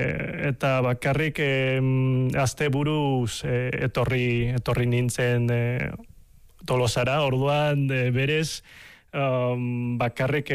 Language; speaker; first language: Basque; non-native, local second language; Spanish